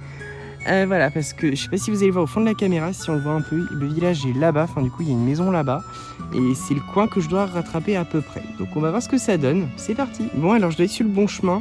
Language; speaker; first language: French; native; French